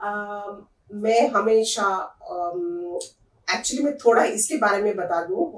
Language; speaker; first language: Hindi; non-native, local second language; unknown